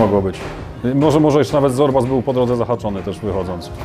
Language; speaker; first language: Polish; native; Polish